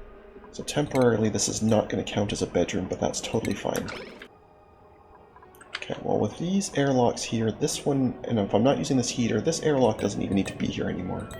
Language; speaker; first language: English; native; English